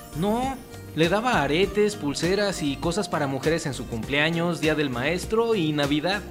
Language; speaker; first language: Spanish; native; Spanish